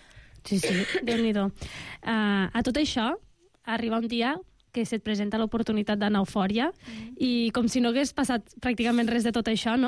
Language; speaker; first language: Catalan; native; Catalan